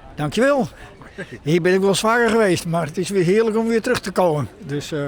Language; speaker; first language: Dutch; native; Dutch